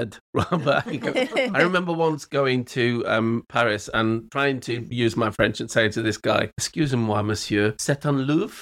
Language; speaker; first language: English; native; English